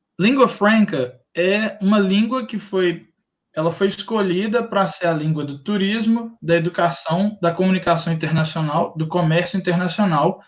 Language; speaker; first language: Portuguese; native; Portuguese